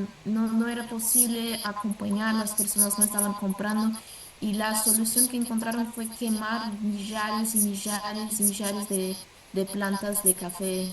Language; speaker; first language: Spanish; non-native, fluent; Portuguese